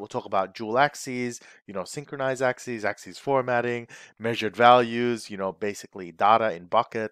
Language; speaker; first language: English; native; English